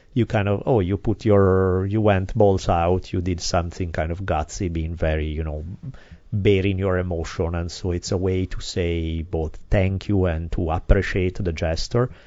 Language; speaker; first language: English; non-native, fluent; Italian